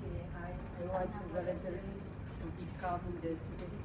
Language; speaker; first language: English; non-native, local second language; Malay